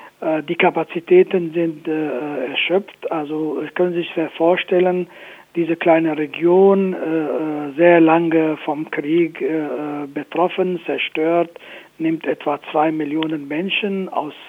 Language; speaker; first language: German; non-native, fluent; Kurdish